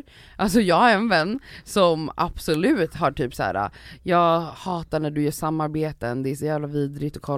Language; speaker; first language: Swedish; native; Swedish